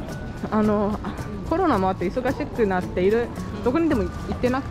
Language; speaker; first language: Japanese; non-native, fluent; Portuguese